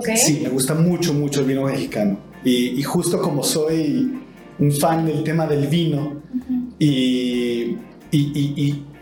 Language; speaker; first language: Spanish; native; Spanish